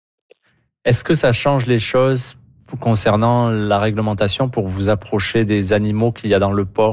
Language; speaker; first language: French; native; French